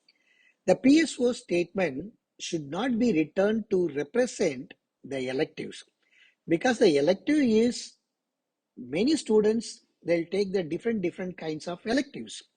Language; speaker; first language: English; non-native, local second language; Tamil